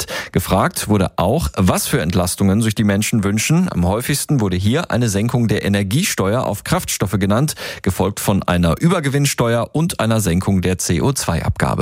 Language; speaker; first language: German; native; German